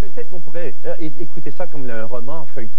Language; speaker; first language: French; native; French